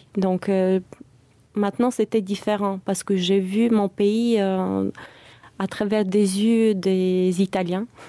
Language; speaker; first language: French; non-native, fluent; Bulgarian